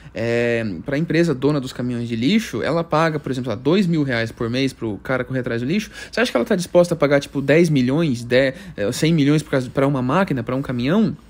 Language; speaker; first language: Portuguese; native; Portuguese